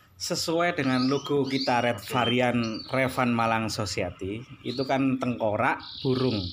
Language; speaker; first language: Indonesian; native; Indonesian